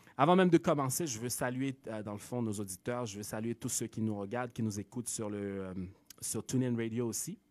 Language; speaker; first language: French; native; French